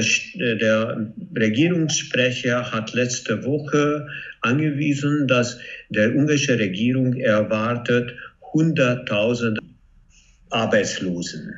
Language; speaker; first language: German; non-native, fluent; Hungarian